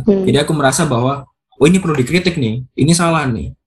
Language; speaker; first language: Indonesian; native; Indonesian